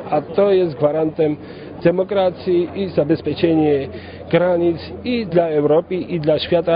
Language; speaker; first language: Polish; non-native, fluent; Georgian